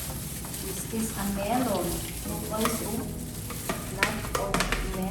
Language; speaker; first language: English; non-native, learner; Filipino